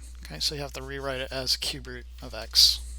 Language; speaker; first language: English; native; English